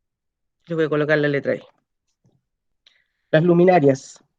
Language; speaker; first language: Spanish; native; Spanish